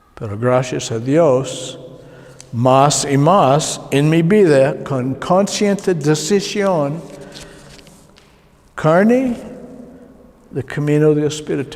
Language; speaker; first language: Spanish; non-native, learner; English